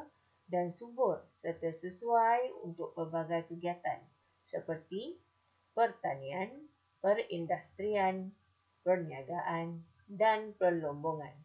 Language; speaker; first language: Malay; native; Malay